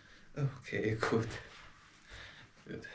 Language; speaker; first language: English; non-native, fluent; Russian